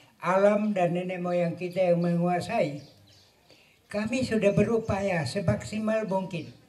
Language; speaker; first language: Indonesian; non-native, local second language; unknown